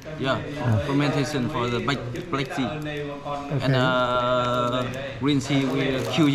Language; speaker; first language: English; non-native, learner; Vietnamese